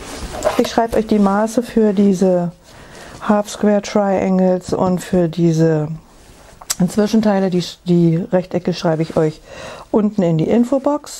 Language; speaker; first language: German; native; German